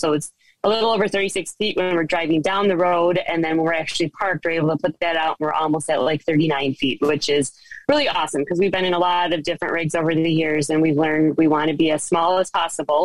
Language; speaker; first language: English; native; English